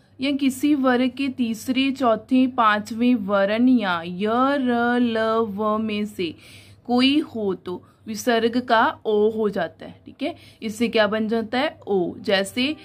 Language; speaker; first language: Hindi; non-native, local second language; Punjabi